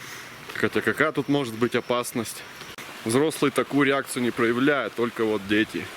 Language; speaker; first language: Russian; native; Russian